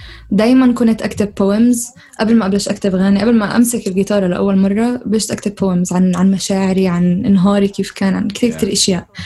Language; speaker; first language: Arabic; native; Arabic